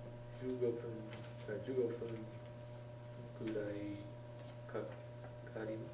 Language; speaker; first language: Japanese; non-native, learner; English